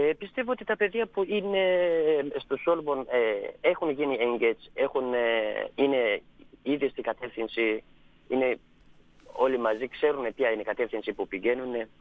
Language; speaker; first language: Greek; non-native, fluent; Persian